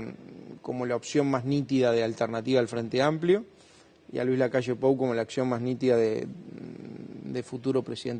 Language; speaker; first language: Spanish; native; Spanish